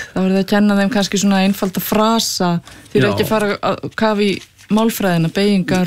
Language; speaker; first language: Icelandic; native; Icelandic